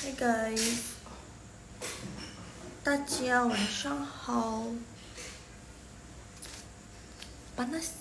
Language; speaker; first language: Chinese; non-native, local second language; Indonesian